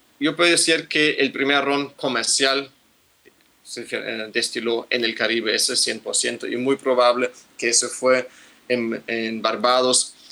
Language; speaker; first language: Spanish; non-native, fluent; German